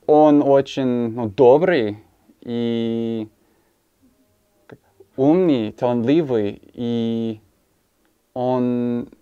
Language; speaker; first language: Russian; non-native, learner; English